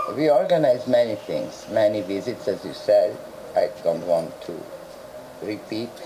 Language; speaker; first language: English; non-native, fluent; Serbian